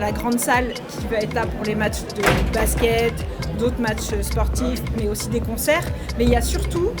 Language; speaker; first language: French; native; French